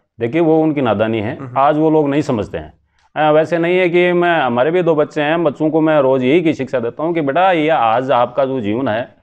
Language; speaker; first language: Hindi; native; Hindi